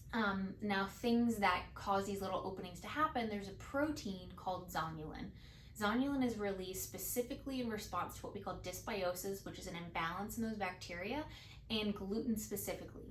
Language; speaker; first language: English; native; English